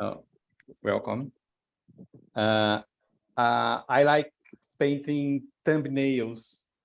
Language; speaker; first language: English; non-native, learner; Portuguese